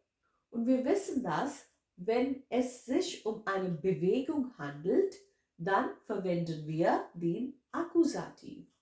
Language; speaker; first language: German; non-native, fluent; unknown